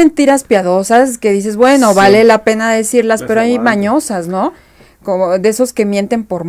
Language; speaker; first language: Spanish; native; Spanish